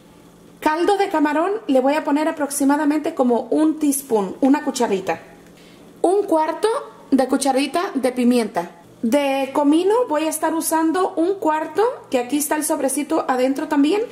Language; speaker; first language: Spanish; native; Spanish